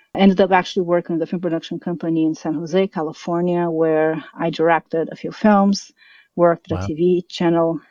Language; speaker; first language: English; non-native, fluent; Portuguese